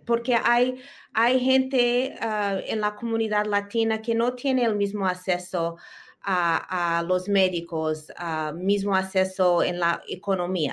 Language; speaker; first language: Spanish; early bilingual, heritage; Spanish